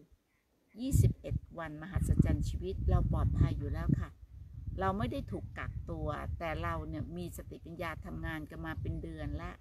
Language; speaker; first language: Thai; native; Thai